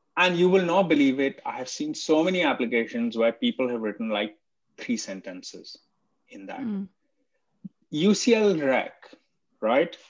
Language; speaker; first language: English; non-native, local second language; Hindi